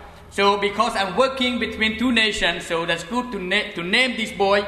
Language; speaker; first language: English; non-native, fluent; Khmer